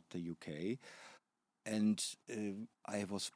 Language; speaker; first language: English; non-native, fluent; German